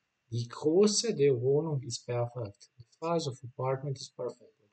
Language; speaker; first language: German; non-native, fluent; Bosnian